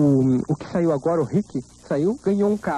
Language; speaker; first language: Portuguese; native; Portuguese